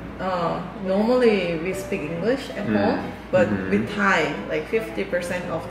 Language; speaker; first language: English; non-native, fluent; Korean